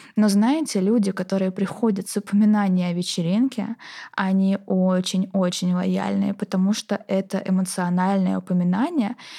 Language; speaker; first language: Russian; native; Russian